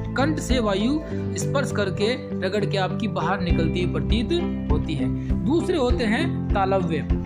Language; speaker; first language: Hindi; native; Hindi